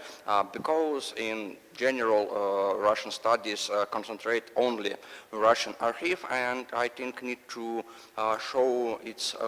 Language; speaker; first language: English; non-native, learner; Russian